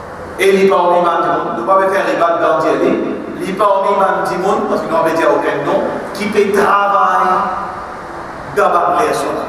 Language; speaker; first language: French; non-native, local second language; Morisyen